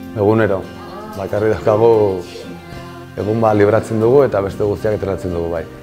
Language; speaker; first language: Basque; native; Basque